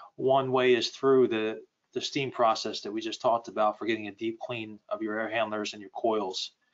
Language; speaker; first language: English; native; English